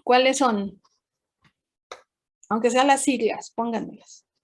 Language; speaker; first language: Spanish; native; Spanish